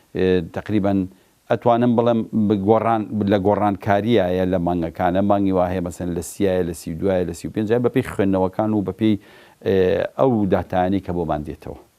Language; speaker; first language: Central Kurdish; native; Central Kurdish